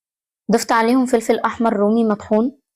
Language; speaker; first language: Arabic; native; Arabic